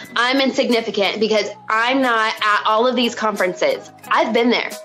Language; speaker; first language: English; native; English